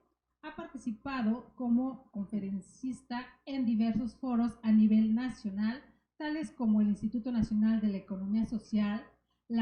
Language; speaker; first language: Spanish; native; Spanish